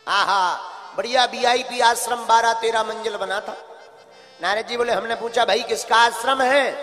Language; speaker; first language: Hindi; native; Hindi